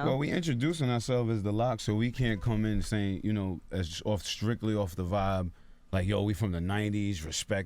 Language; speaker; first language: English; native; English